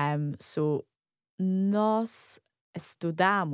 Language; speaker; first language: Portuguese; non-native, learner; English